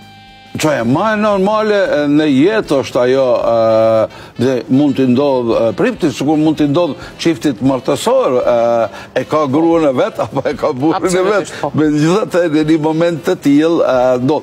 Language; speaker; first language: Albanian; native; Albanian